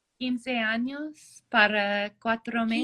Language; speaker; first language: Spanish; non-native, learner; English